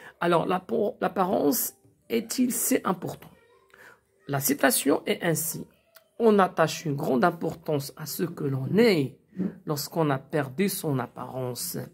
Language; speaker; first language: French; non-native, local second language; Arabic